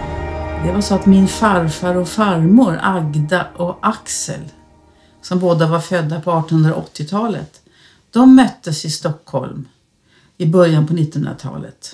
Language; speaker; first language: Swedish; native; Swedish